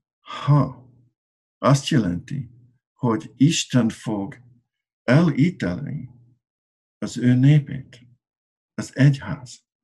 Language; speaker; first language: Hungarian; non-native, learner; English